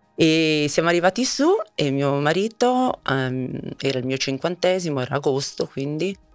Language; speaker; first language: Italian; native; Italian